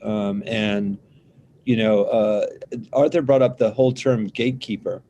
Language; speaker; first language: English; native; English